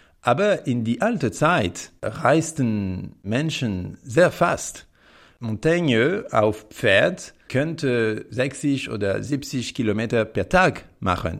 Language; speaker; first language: German; non-native, learner; French